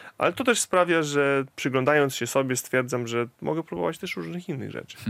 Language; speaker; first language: Polish; native; Polish